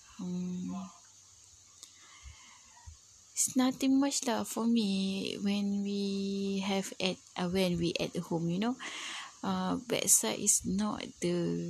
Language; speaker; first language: English; non-native, learner; Malay